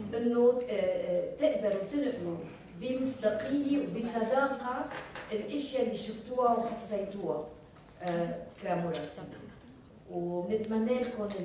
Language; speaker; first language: Arabic; early bilingual, heritage; Arabic